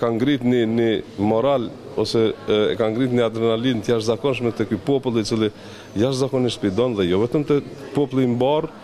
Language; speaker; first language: Albanian; native; Albanian